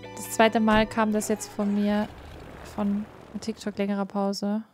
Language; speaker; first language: German; native; German